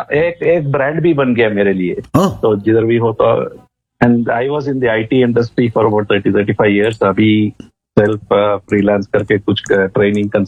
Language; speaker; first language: Hindi; non-native, local second language; Malayalam